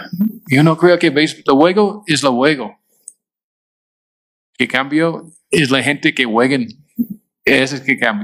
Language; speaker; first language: Spanish; non-native, fluent; English